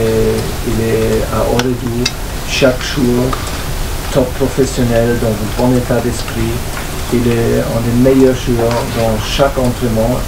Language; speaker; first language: French; non-native, fluent; German